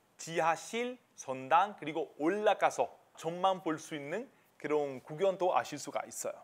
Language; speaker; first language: Korean; non-native, fluent; Italian